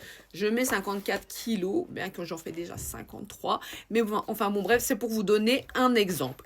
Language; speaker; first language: French; native; French